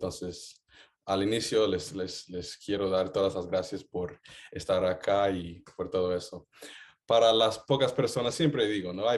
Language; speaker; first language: Spanish; non-native, fluent; English